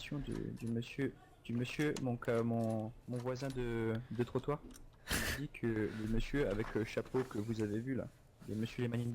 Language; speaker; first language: French; native; French